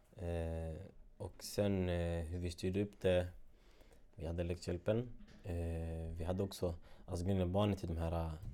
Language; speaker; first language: Swedish; early bilingual, other home language; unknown